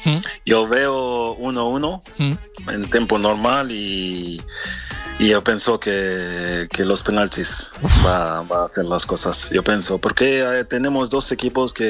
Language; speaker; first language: Spanish; non-native, fluent; French